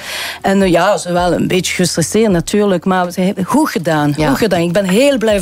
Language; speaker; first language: Dutch; non-native, local second language; French